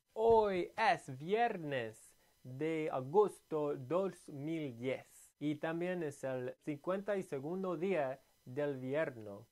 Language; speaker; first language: Spanish; non-native, learner; English